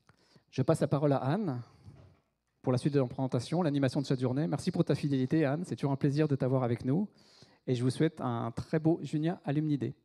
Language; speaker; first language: French; native; French